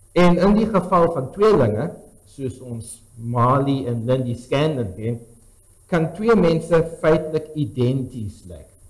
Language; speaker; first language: Afrikaans; non-native, local second language; English